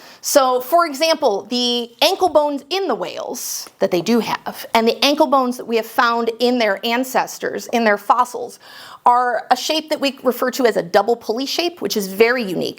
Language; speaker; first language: English; native; English